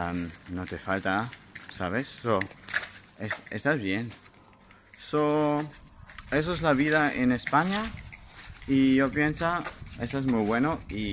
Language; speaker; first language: Spanish; non-native, learner; German